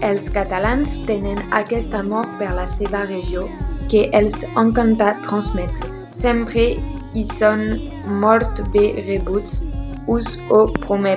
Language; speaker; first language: Catalan; non-native, learner; French